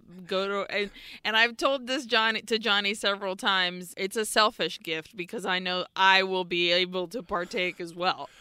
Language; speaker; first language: English; early bilingual, other home language; Spanish